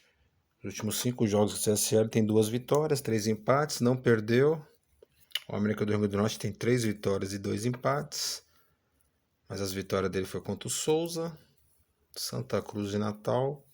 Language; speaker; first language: Portuguese; native; Portuguese